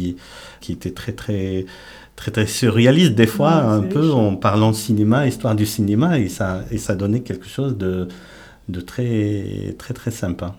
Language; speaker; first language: French; native; French